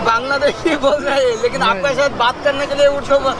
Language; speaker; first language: Hindi; non-native, learner; Bangla